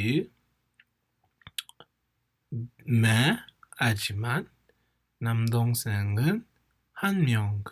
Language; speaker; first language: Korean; non-native, fluent; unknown